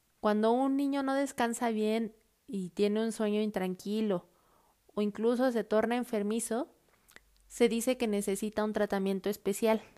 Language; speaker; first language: Spanish; native; Spanish